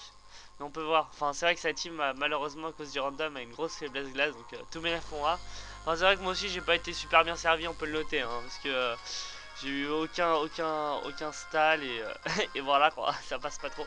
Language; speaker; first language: French; native; French